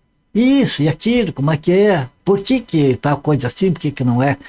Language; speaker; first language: Portuguese; native; Portuguese